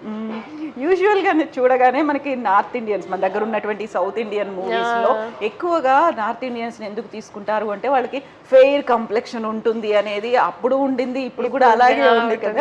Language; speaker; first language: Telugu; native; Telugu